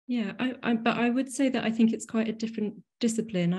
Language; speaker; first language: English; native; English